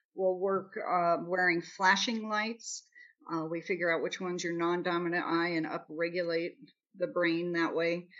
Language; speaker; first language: English; native; English